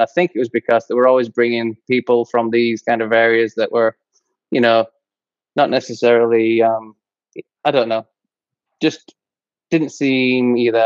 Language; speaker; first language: English; native; English